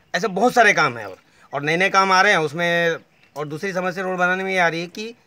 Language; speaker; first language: Hindi; native; Hindi